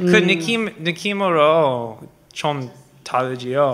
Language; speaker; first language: Korean; non-native, learner; English